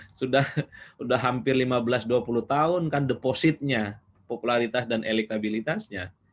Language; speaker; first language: Indonesian; non-native, local second language; Madurese